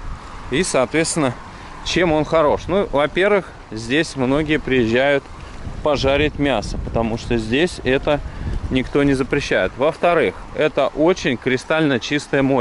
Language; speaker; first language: Russian; native; Russian